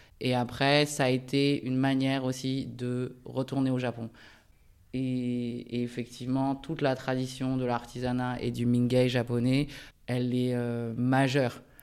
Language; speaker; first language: French; early bilingual, other home language; Japanese